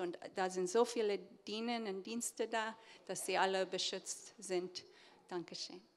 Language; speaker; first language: German; early bilingual, heritage; English